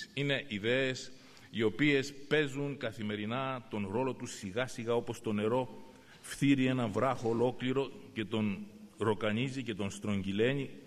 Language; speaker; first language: Greek; native; Greek